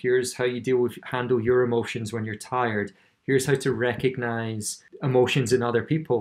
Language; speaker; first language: English; native; English